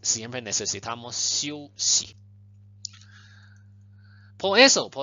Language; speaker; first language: Spanish; non-native, fluent; Chinese